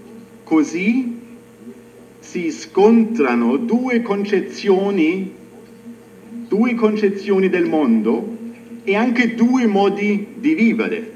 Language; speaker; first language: Italian; non-native, fluent; German